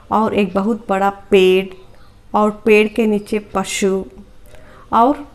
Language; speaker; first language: Hindi; non-native, local second language; Telugu